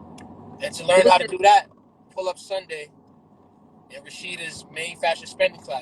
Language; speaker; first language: English; native; English